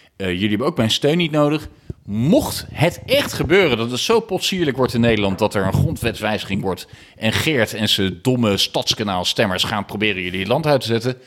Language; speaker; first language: Dutch; native; Dutch